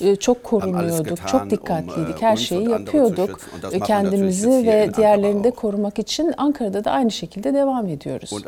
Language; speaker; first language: Turkish; non-native, fluent; German